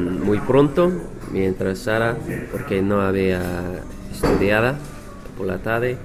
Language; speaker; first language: Spanish; non-native, learner; English